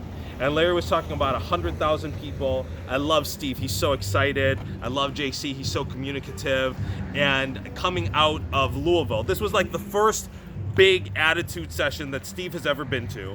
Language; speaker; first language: English; native; English